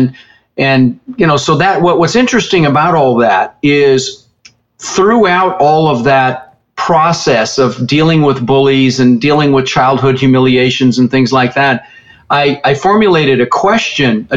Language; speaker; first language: English; early bilingual, other home language; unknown